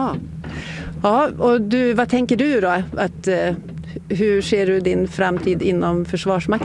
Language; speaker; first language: Swedish; native; Swedish